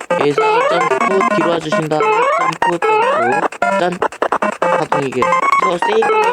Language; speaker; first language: Korean; native; Korean